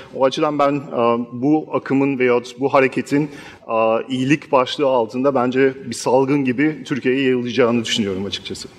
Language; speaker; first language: Turkish; non-native, fluent; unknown